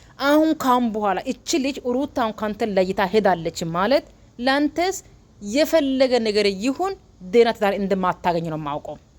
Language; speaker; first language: Amharic; non-native, local second language; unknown